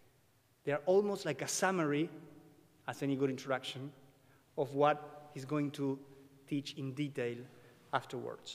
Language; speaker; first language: English; non-native, fluent; Spanish